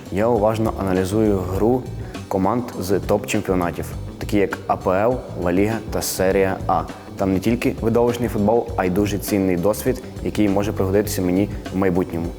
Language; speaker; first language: Ukrainian; native; Ukrainian